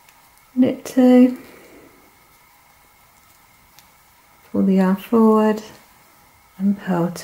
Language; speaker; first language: English; native; English